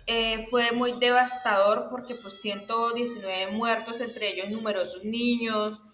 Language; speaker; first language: Spanish; native; Spanish